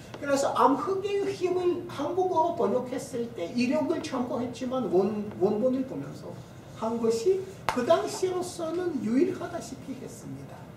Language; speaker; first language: Korean; non-native, fluent; Russian